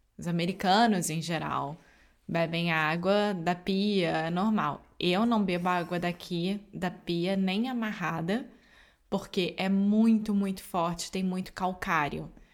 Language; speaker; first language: Portuguese; native; Portuguese